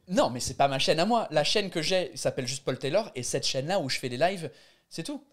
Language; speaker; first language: French; non-native, fluent; English